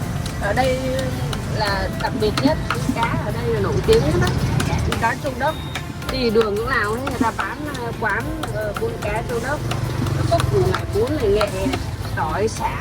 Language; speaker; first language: Vietnamese; native; Vietnamese